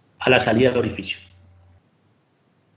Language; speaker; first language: Spanish; native; Spanish